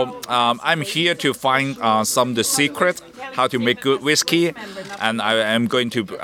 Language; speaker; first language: English; non-native, local second language; Cantonese